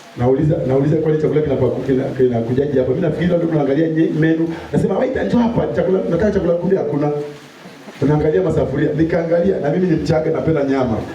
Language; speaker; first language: Swahili; non-native, local second language; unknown